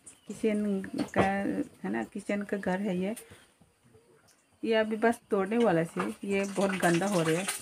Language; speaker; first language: Hindi; non-native, local second language; Kok Borok